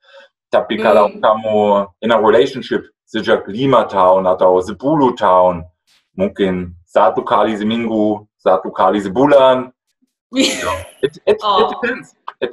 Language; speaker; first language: Indonesian; non-native, fluent; German